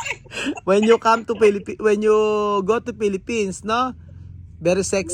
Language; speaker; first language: English; non-native, learner; Filipino